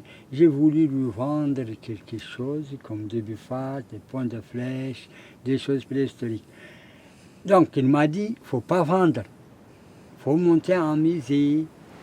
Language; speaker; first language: French; non-native, learner; Arabic